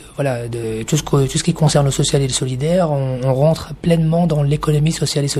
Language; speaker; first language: French; native; French